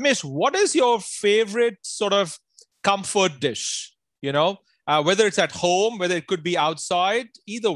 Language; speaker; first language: English; non-native, local second language; Punjabi